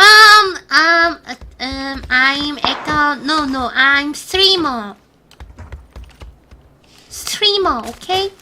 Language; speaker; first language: English; non-native, learner; Korean